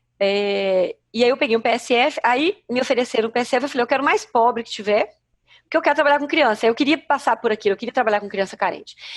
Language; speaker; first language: Portuguese; native; Portuguese